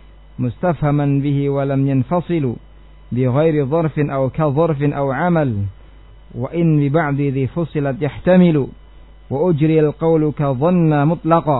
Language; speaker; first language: Arabic; non-native, fluent; Indonesian